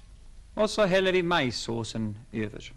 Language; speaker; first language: Swedish; non-native, fluent; English